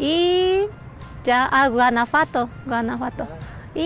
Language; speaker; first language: Spanish; non-native, learner; Japanese